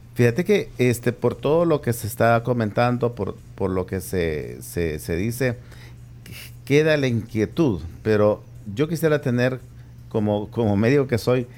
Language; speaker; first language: Spanish; native; Spanish